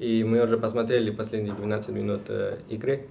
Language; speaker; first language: Russian; non-native, fluent; Spanish